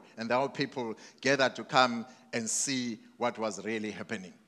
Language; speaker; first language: English; non-native, local second language; Zulu